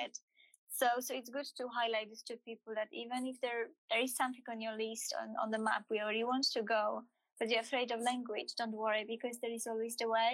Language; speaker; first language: English; non-native, fluent; Polish